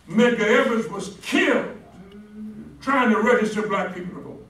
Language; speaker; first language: English; native; English